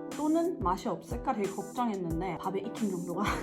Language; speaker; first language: Korean; early bilingual, heritage; Korean